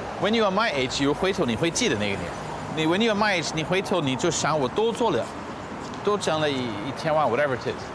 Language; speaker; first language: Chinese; non-native, fluent; English